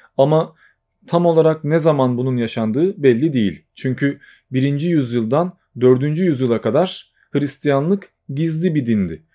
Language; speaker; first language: Turkish; native; Turkish